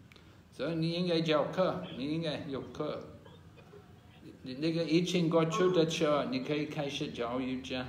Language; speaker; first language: Chinese; non-native, fluent; English